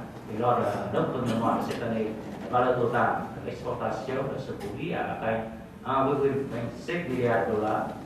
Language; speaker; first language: French; non-native, fluent; Vietnamese